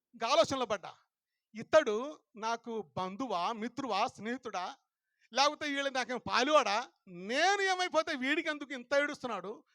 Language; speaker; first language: Telugu; non-native, local second language; Lambadi